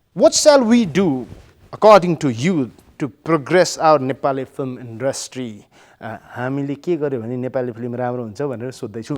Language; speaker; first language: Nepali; native; Nepali